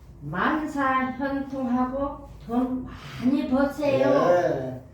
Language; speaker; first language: Korean; non-native, learner; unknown